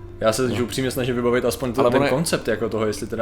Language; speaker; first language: Czech; native; Czech